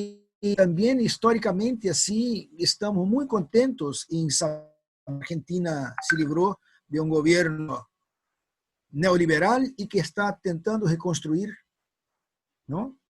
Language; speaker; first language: Spanish; non-native, fluent; Portuguese